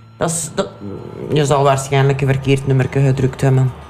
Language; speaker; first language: Dutch; native; Dutch